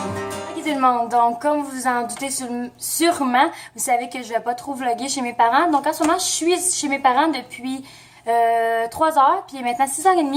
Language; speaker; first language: French; native; French